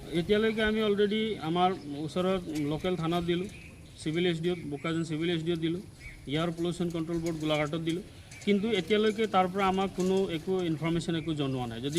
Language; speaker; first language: Assamese; non-native, local second language; Karbi